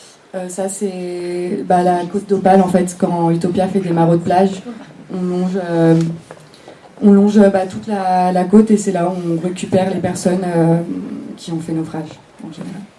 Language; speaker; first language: French; non-native, fluent; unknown